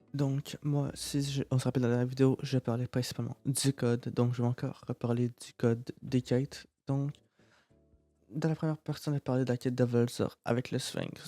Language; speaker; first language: French; native; French